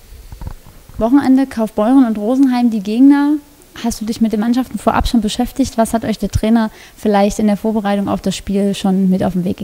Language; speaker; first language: German; native; German